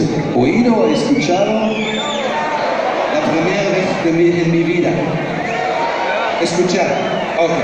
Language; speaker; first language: Spanish; non-native, fluent; German